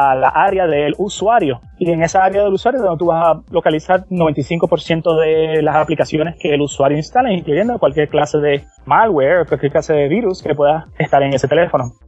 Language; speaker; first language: Spanish; native; Spanish